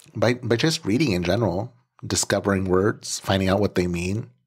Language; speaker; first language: English; native; English